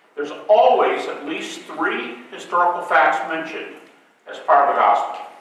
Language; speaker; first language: English; native; English